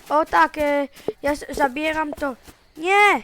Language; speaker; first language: Polish; early bilingual, heritage; Polish